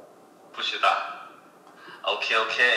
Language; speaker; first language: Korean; non-native, learner; Chinese